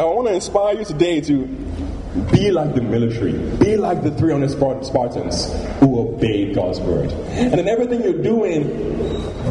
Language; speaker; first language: English; non-native, local second language; Yoruba